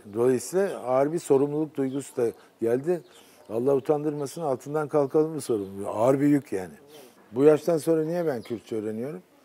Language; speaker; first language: Turkish; native; Turkish